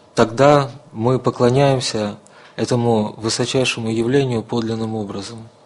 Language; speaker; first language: Russian; native; Russian